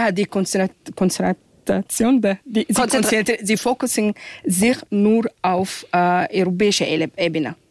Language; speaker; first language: German; non-native, fluent; Arabic